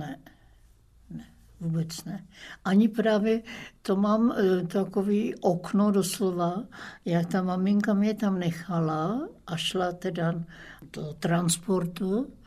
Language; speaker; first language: Czech; early bilingual, other home language; German